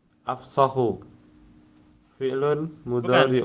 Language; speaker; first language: Arabic; non-native, learner; Indonesian